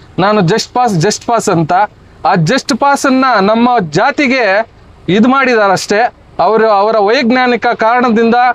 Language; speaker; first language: Kannada; native; Kannada